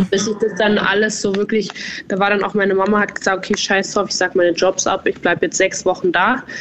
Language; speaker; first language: German; native; German